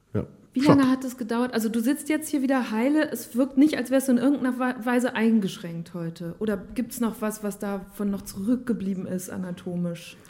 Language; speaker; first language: German; native; German